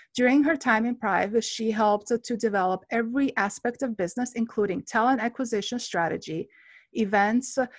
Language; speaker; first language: English; non-native, fluent; Armenian